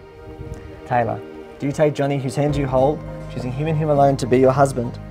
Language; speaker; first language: English; native; English